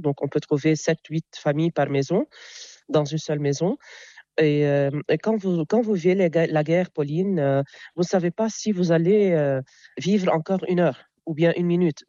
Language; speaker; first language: French; non-native, local second language; Arabic